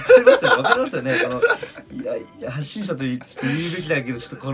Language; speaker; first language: Japanese; native; Japanese